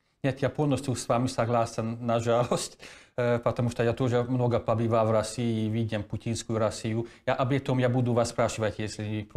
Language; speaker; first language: Russian; non-native, fluent; Hungarian